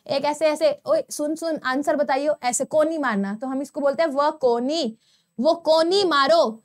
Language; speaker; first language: Hindi; non-native, local second language; Gujarati